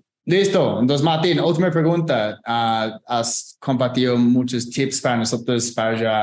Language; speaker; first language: Spanish; non-native, fluent; English